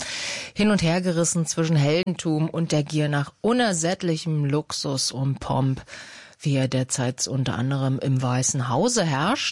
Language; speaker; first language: German; native; German